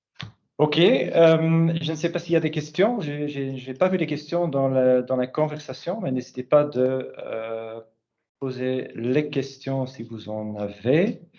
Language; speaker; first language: French; native; French